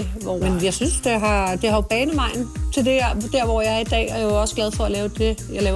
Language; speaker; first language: Danish; native; Danish